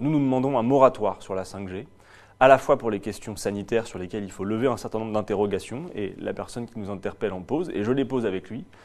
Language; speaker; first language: French; native; French